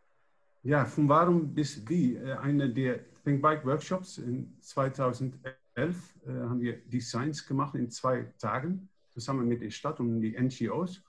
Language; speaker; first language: German; non-native, learner; Dutch